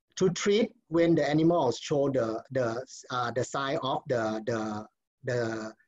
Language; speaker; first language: English; non-native, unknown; Thai